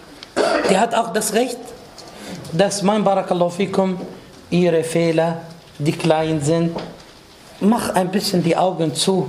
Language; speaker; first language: German; non-native, fluent; Arabic